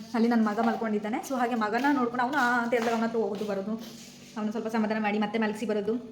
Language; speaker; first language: Kannada; native; Kannada